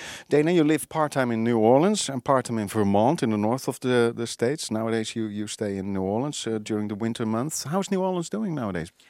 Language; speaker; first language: English; non-native, fluent; Dutch